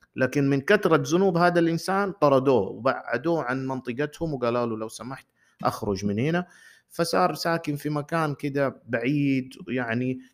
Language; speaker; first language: Arabic; native; Arabic